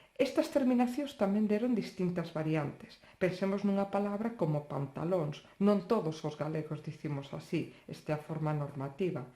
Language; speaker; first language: Galician; non-native, local second language; Spanish